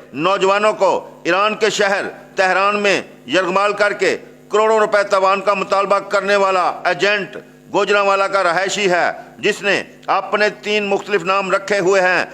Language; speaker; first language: Urdu; non-native, local second language; Punjabi